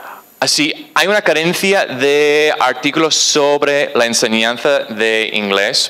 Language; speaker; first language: Spanish; non-native, fluent; English